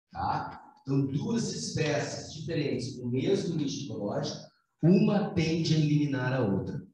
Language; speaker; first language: Portuguese; native; Portuguese